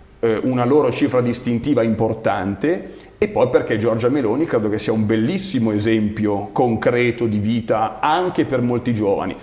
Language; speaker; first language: Italian; native; Italian